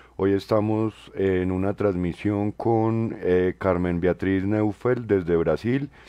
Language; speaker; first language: Spanish; native; Spanish